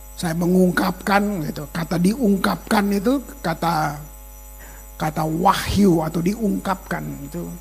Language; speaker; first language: Indonesian; native; Indonesian